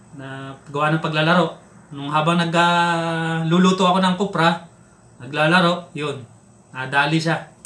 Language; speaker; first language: Filipino; non-native, local second language; Cebuano